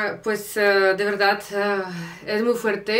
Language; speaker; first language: Spanish; non-native, fluent; Russian